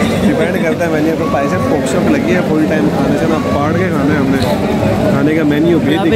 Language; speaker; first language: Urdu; non-native, local second language; Punjabi